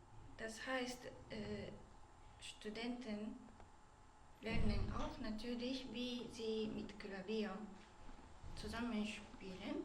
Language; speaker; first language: German; non-native, learner; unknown